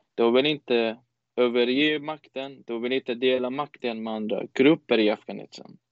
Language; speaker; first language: Swedish; non-native, fluent; Persian